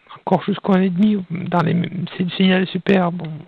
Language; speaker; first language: French; non-native, fluent; Russian